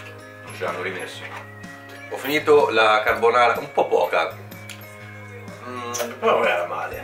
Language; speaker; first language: Italian; native; Italian